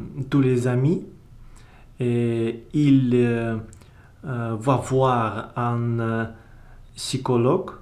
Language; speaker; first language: French; non-native, learner; Russian